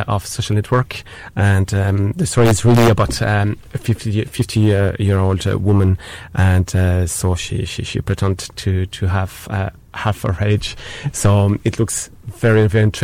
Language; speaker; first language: English; non-native, fluent; French